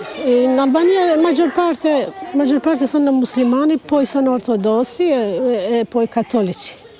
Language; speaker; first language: Italian; non-native, learner; Albanian